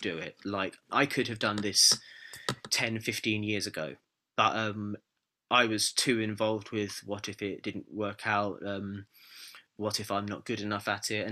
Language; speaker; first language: English; native; English